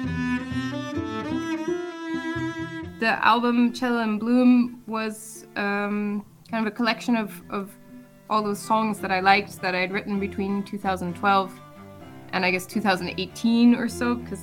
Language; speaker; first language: English; native; English